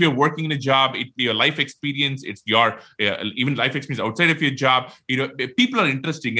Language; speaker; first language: English; non-native, local second language; Tamil